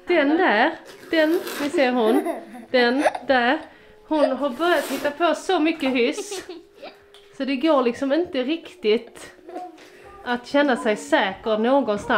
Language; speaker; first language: Swedish; native; Swedish